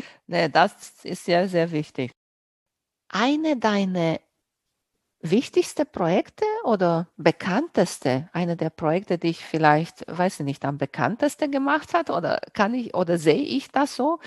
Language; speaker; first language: German; non-native, fluent; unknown